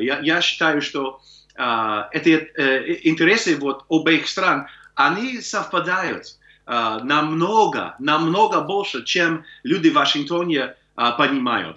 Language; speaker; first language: Russian; non-native, fluent; English